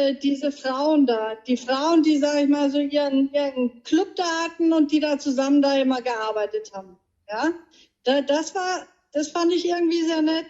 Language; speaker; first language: German; native; German